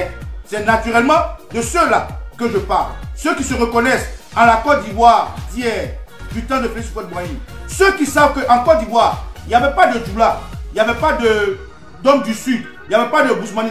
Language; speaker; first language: French; native; French